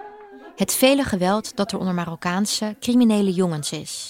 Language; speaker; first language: Dutch; native; Dutch